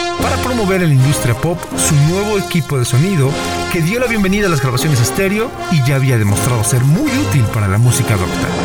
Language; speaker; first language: Spanish; native; Spanish